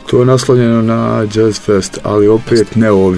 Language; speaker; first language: Serbian; native; Serbian